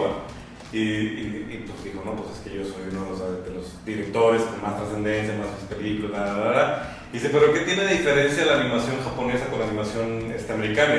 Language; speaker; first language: Spanish; native; Spanish